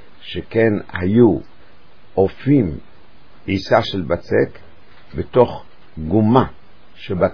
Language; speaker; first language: Hebrew; native; Hebrew